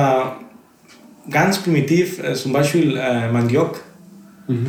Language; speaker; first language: German; non-native, fluent; Spanish